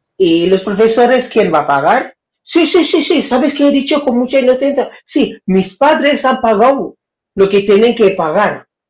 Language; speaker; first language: Spanish; non-native, fluent; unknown